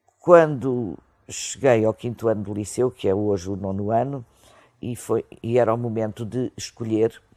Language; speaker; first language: Portuguese; native; Portuguese